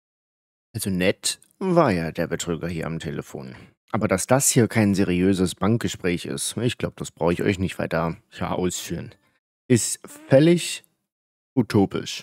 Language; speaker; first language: German; native; German